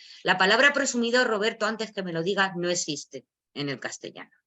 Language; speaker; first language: Spanish; native; Spanish